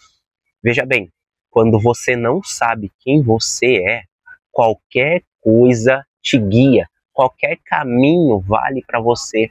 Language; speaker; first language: Portuguese; native; Portuguese